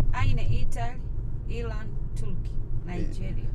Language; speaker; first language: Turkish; non-native, learner; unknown